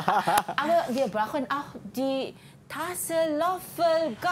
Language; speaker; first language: German; non-native, fluent; Malay